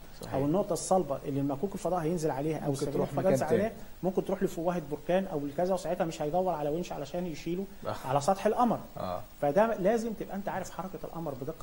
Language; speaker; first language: Arabic; native; Arabic